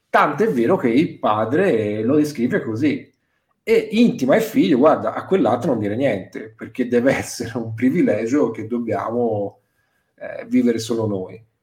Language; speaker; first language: Italian; native; Italian